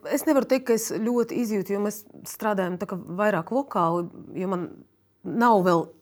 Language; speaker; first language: Latvian; non-native, fluent; Russian